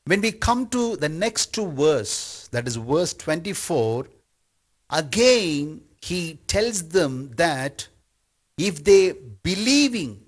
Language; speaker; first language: English; non-native, local second language; Tamil